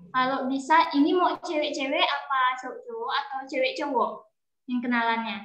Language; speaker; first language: Indonesian; native; Indonesian